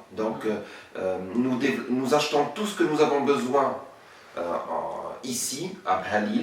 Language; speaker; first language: French; non-native, local second language; Arabic